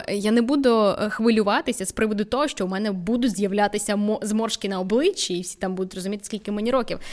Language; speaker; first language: Ukrainian; non-native, local second language; Russian